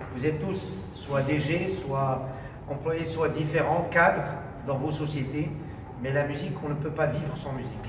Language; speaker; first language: French; non-native, local second language; Arabic